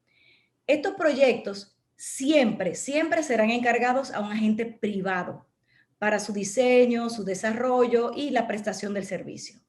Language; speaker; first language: Spanish; native; Spanish